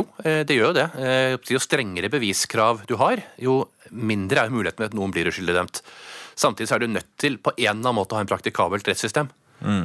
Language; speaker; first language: Norwegian; native; Norwegian